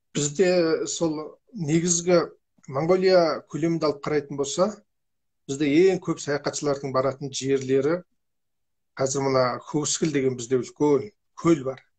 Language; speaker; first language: Kazakh; native; Kazakh